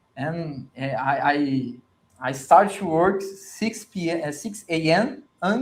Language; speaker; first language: English; non-native, learner; Portuguese